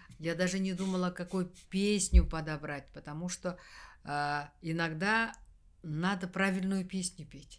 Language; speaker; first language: Russian; non-native, local second language; Kazakh